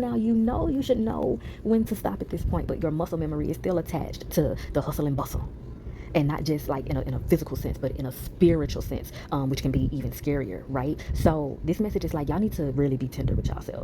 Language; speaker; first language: English; native; English